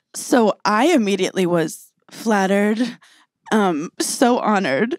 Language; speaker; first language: English; native; English